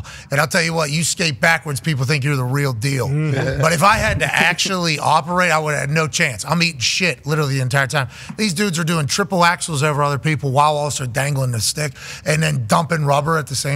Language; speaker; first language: English; native; English